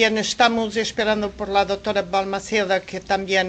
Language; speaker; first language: Spanish; non-native, fluent; Portuguese